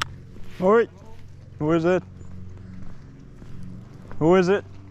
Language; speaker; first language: Dutch; non-native, learner; English